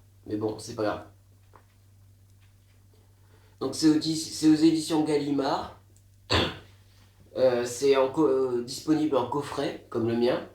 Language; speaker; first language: French; native; French